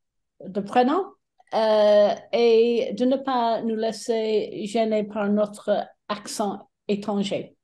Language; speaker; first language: French; non-native, fluent; English